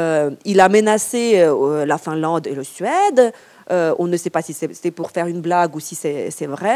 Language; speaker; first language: French; non-native, fluent; Ukrainian